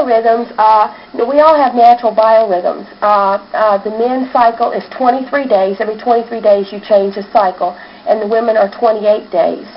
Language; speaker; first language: English; native; English